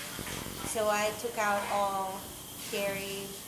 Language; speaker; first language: English; non-native, fluent; Spanish